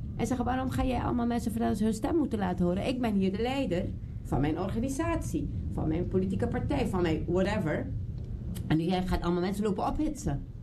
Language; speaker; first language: Dutch; native; Dutch